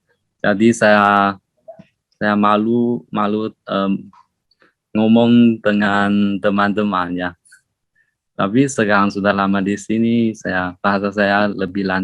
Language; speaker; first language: Indonesian; non-native, learner; Chinese